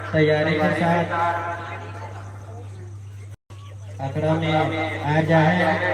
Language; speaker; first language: Hindi; non-native, local second language; Sadri